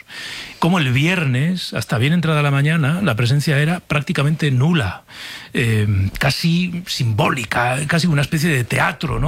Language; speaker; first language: Spanish; native; Spanish